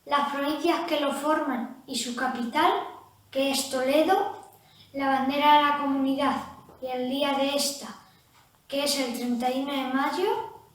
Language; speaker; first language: Spanish; native; Spanish